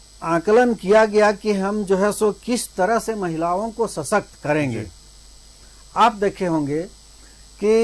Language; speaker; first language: Hindi; native; Hindi